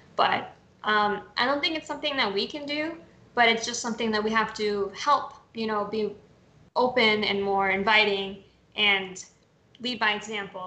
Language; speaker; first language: English; early bilingual, other home language; Spanish